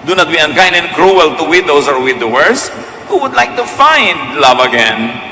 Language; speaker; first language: English; non-native, local second language; Filipino